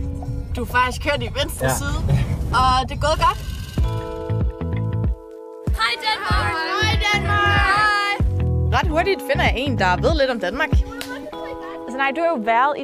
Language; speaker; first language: Danish; native; Danish